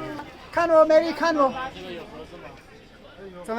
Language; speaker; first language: Chinese; non-native, learner; Hindi